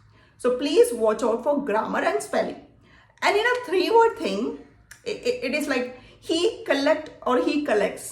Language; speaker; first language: English; non-native, local second language; Malayalam